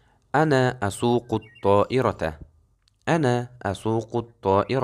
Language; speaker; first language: Arabic; non-native, fluent; Kazakh